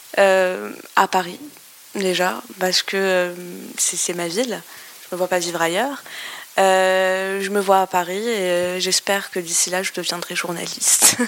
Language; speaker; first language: French; non-native, local second language; Arabic